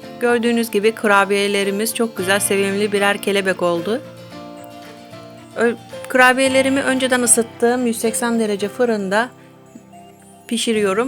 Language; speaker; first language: Turkish; native; Turkish